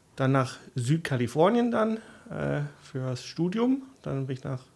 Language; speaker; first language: German; non-native, fluent; English